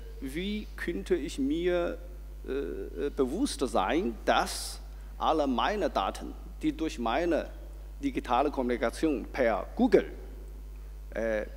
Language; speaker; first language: German; non-native, fluent; Chinese